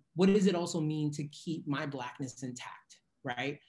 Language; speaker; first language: English; native; English